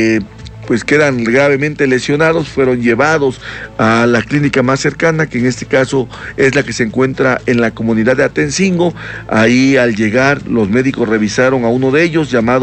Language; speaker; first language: Spanish; native; Spanish